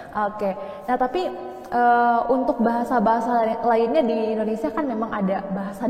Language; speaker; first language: Indonesian; native; Indonesian